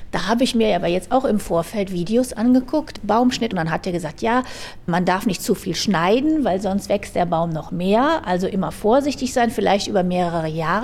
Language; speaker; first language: German; native; German